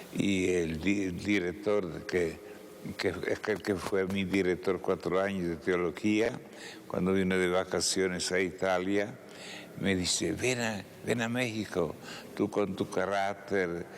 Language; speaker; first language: Spanish; non-native, fluent; Italian